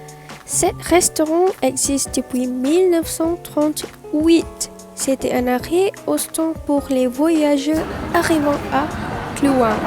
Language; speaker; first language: French; non-native, learner; Malay